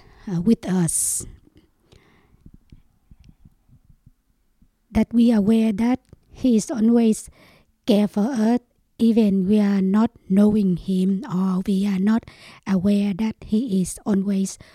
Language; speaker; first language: English; non-native, learner; Vietnamese